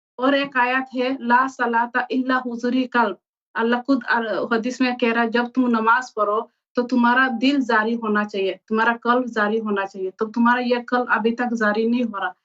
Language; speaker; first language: Urdu; non-native, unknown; Bangla